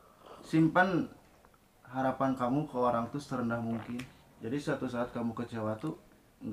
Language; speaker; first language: Indonesian; non-native, local second language; Sundanese